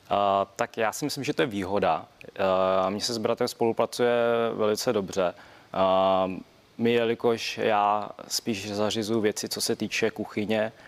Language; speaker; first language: Czech; early bilingual, other home language; Vietnamese